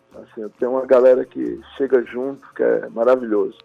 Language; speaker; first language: Portuguese; native; Portuguese